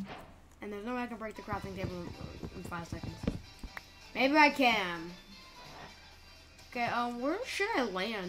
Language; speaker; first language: English; native; English